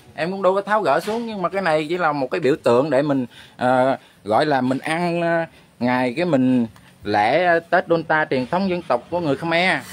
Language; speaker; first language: Vietnamese; non-native, local second language; Khmer